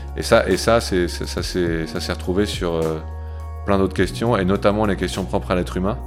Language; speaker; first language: French; native; French